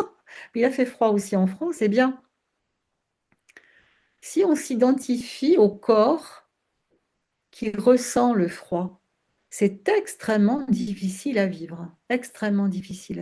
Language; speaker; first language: French; native; French